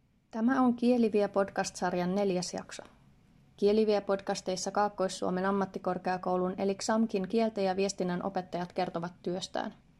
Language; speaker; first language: Finnish; native; Finnish